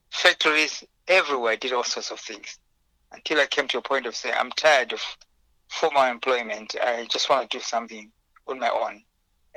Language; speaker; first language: English; non-native, local second language; Shona